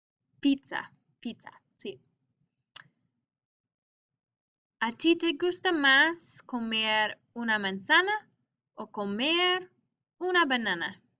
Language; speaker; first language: Spanish; non-native, fluent; English